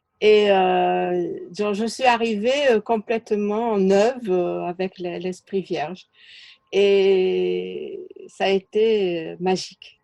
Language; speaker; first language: French; native; French